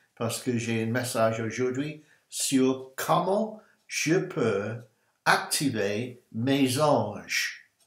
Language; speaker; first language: French; non-native, learner; English